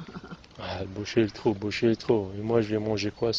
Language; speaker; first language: French; native; French